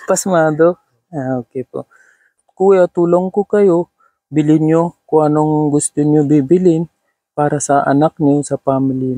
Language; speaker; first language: Filipino; non-native, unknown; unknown